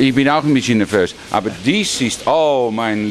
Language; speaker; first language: German; non-native, learner; Dutch